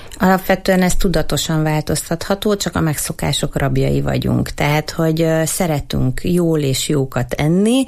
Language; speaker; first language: Hungarian; native; Hungarian